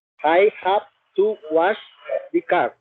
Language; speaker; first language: English; non-native, learner; Spanish